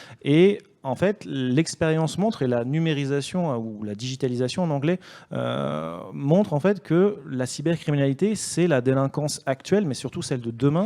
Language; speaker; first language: French; native; French